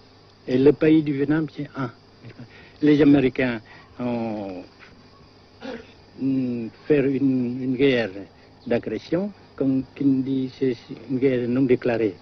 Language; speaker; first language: French; non-native, local second language; Vietnamese